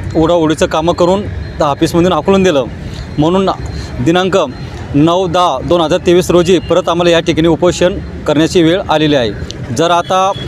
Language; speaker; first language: Marathi; non-native, local second language; Bhili